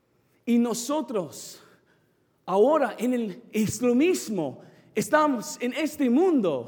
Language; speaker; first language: Spanish; non-native, fluent; English